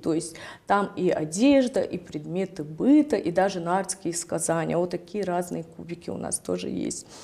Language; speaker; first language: Russian; non-native, local second language; Ossetic